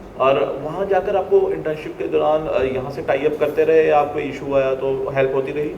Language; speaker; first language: Hindi; non-native, local second language; Punjabi